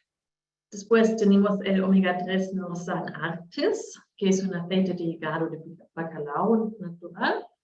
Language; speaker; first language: Spanish; non-native, learner; German